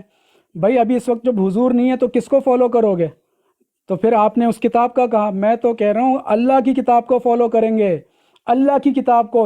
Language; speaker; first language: Urdu; native; Urdu